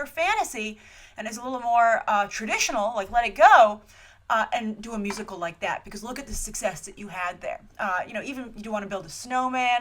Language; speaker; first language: English; native; English